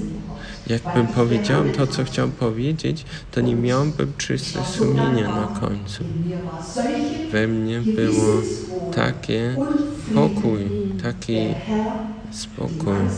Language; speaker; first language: Polish; early bilingual, heritage; Polish